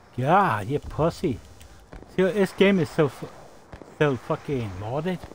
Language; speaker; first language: English; native; English